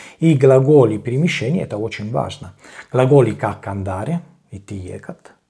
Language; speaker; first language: Russian; non-native, learner; Italian